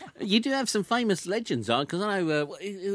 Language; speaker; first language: English; native; English